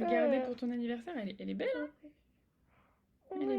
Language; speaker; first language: French; native; French